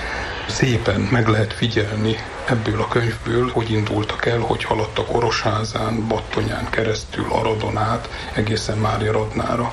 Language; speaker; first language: Hungarian; native; Hungarian